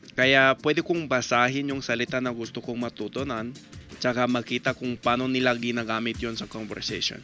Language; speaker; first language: Filipino; non-native, fluent; English